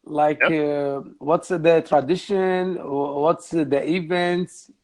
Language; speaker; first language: English; non-native, learner; Arabic